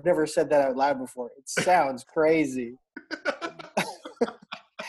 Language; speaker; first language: English; non-native, local second language; Filipino